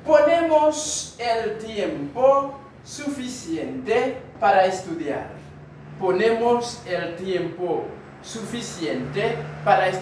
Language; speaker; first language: Spanish; non-native, learner; Haitian Creole